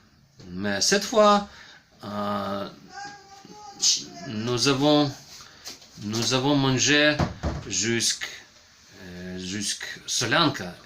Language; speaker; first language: French; non-native, learner; Ukrainian